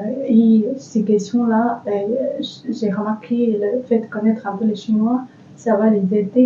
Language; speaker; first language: French; non-native, fluent; Chinese